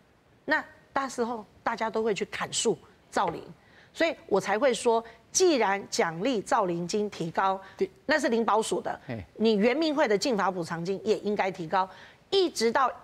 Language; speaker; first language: Chinese; native; Chinese